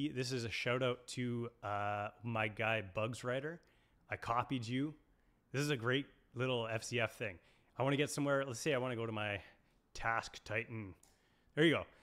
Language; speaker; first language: English; native; English